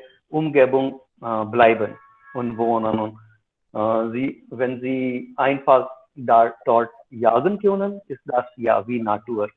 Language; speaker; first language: German; non-native, fluent; Hindi